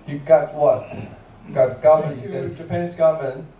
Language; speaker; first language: English; non-native, learner; Chinese